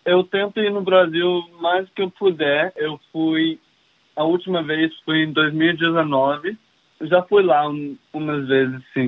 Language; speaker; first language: Portuguese; early bilingual, heritage; English